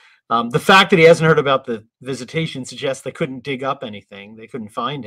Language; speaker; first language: English; native; English